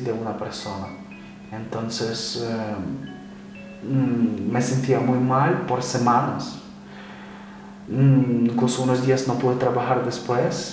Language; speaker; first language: Spanish; non-native, fluent; Ukrainian